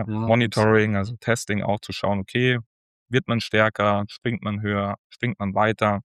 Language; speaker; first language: German; native; German